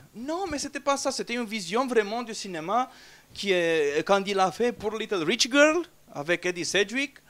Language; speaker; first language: French; non-native, fluent; Romanian